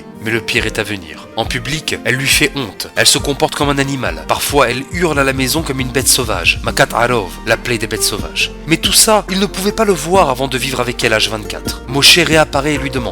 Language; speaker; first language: French; native; French